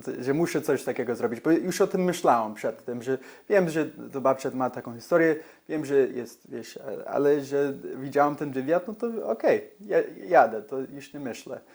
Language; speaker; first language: Polish; early bilingual, heritage; English